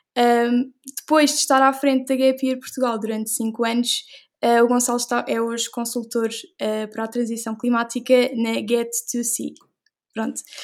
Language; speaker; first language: Portuguese; native; Portuguese